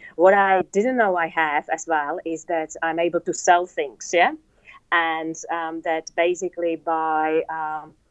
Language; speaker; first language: English; non-native, fluent; Czech